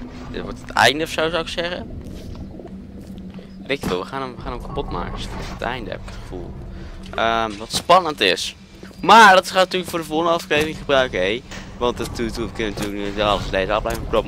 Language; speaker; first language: Dutch; native; Dutch